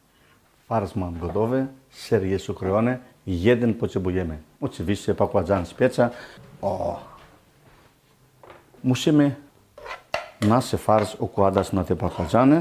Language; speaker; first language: Polish; non-native, learner; Greek